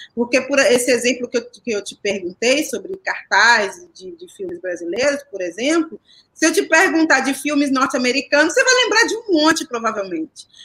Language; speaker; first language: Portuguese; native; Portuguese